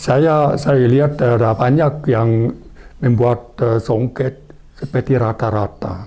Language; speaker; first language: Indonesian; non-native, learner; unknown